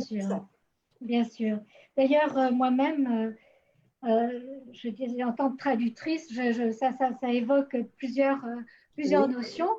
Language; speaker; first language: French; native; French